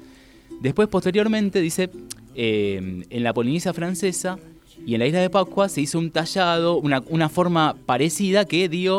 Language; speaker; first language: Spanish; native; Spanish